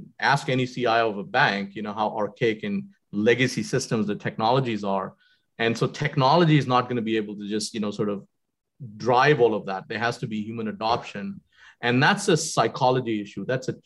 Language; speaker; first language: English; non-native, local second language; Hindi